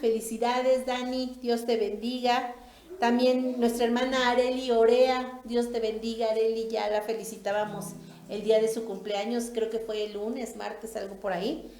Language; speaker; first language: Spanish; native; Spanish